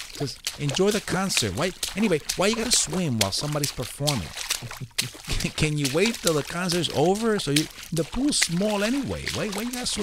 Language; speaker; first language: English; early bilingual, other home language; Spanish